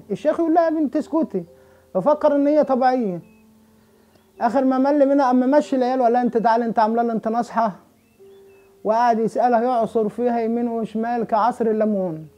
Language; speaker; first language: Arabic; native; Arabic